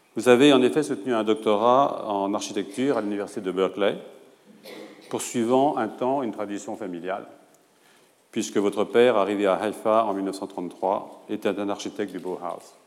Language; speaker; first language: French; native; French